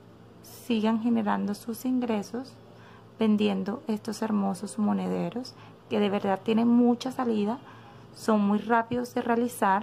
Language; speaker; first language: Spanish; native; Spanish